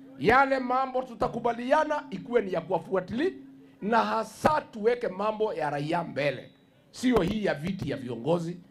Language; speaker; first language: Swahili; non-native, local second language; Luyia